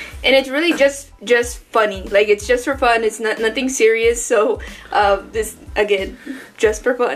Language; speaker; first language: English; early bilingual, other home language; Spanish